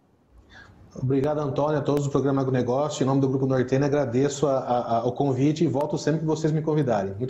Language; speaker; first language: Portuguese; native; Portuguese